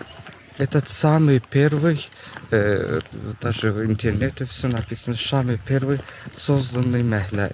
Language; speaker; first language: Russian; non-native, local second language; Azerbaijani